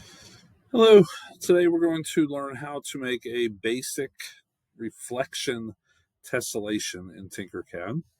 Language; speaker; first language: English; native; English